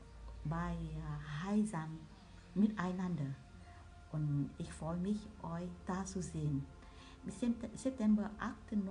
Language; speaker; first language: German; non-native, learner; Vietnamese